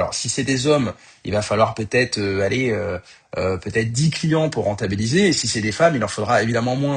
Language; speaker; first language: French; native; French